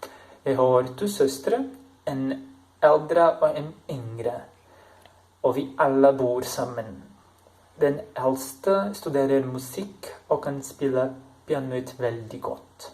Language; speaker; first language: Norwegian; non-native, learner; Portuguese